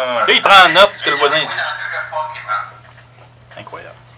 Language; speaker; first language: French; native; French